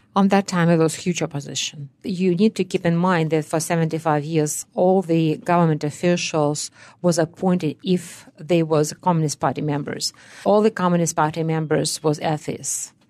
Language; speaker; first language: English; non-native, fluent; Russian